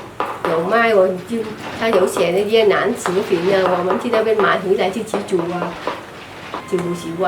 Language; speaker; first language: Chinese; non-native, learner; Vietnamese